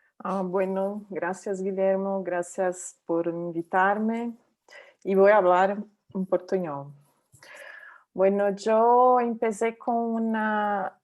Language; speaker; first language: Spanish; non-native, learner; Portuguese